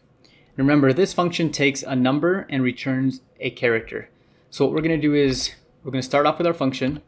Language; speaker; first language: English; native; English